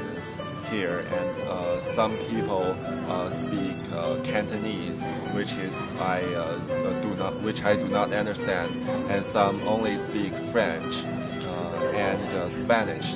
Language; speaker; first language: English; non-native, fluent; Chinese